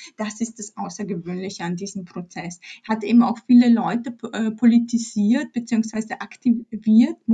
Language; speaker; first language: German; early bilingual, other home language; Polish